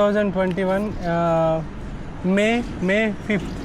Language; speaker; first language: English; non-native, local second language; Telugu